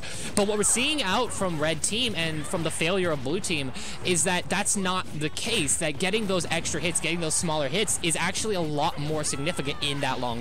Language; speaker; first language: English; native; English